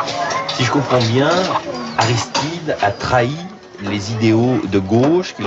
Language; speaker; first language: French; native; French